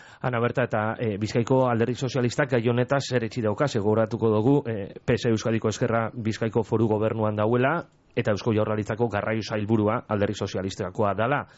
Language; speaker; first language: Basque; native; Basque